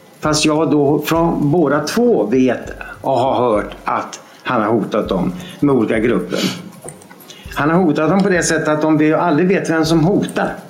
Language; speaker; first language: Swedish; native; Swedish